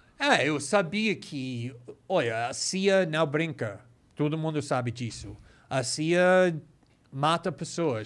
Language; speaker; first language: Portuguese; non-native, fluent; English